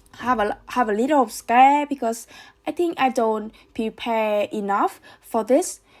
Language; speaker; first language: English; non-native, learner; Vietnamese